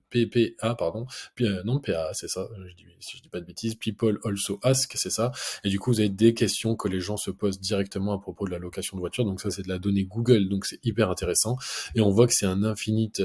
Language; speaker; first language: French; native; French